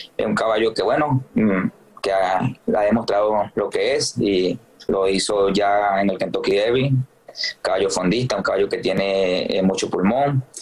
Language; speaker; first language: Spanish; native; Spanish